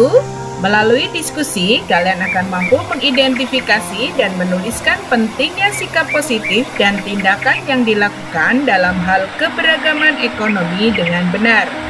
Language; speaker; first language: Indonesian; native; Indonesian